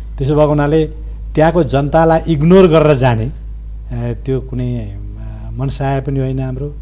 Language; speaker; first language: Nepali; native; Nepali